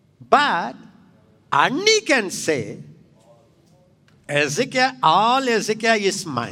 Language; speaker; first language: English; non-native, local second language; Tamil